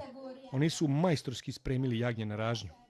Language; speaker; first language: Bosnian; native; Bosnian